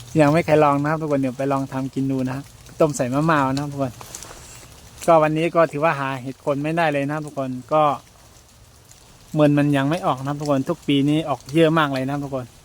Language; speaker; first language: Thai; non-native, local second language; Shan